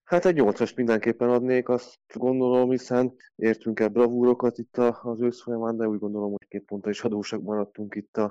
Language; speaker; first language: Hungarian; native; Hungarian